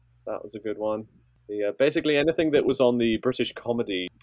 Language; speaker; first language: English; native; English